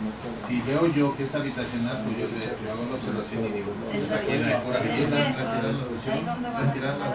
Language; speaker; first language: Spanish; native; Spanish